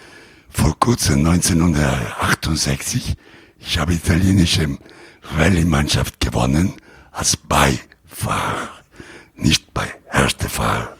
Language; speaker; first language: German; non-native, learner; Italian